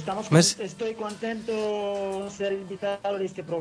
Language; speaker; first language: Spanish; non-native, fluent; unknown